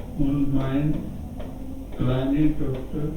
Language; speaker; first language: German; non-native, learner; Urdu